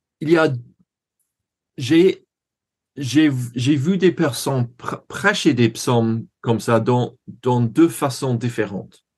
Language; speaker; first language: French; non-native, learner; English